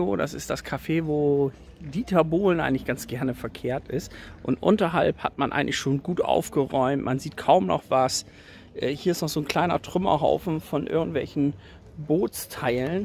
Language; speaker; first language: German; native; German